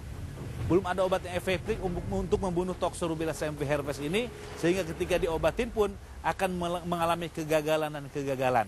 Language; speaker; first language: Indonesian; native; Indonesian